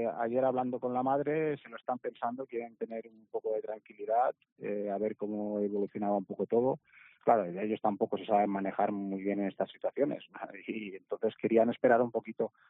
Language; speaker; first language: Spanish; non-native, local second language; Catalan